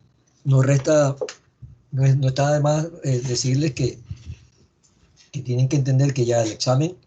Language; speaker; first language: Spanish; native; Spanish